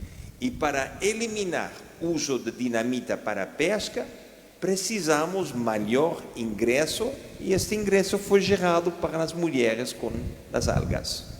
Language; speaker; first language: Portuguese; non-native, fluent; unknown